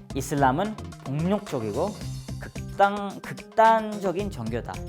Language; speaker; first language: Korean; non-native, fluent; Urdu